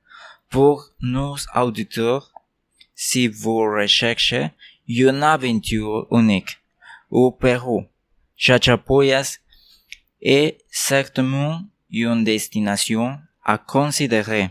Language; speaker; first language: French; non-native, learner; Spanish